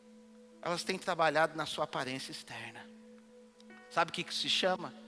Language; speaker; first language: Portuguese; native; Portuguese